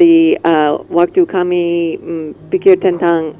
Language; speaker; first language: Indonesian; non-native, learner; English